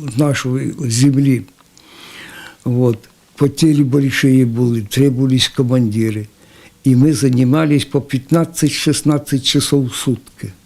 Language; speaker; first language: Russian; non-native, local second language; Ukrainian